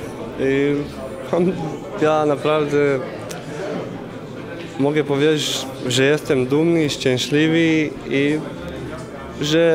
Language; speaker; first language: Polish; non-native, fluent; Bosnian